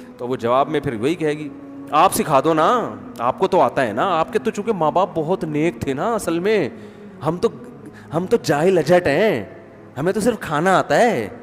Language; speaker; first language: Urdu; native; Urdu